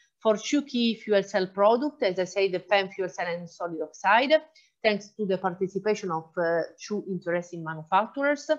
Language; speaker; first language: English; non-native, fluent; Italian